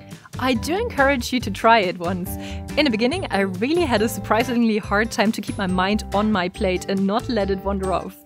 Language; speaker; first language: English; non-native, fluent; German